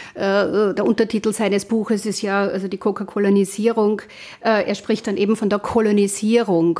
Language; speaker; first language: German; native; German